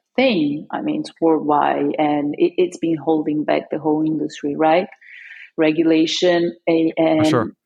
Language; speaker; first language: English; non-native, fluent; Portuguese